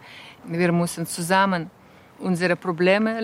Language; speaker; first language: German; non-native, learner; Ukrainian